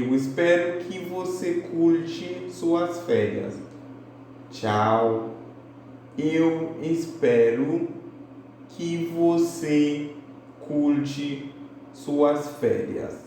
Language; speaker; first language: Portuguese; non-native, fluent; Haitian Creole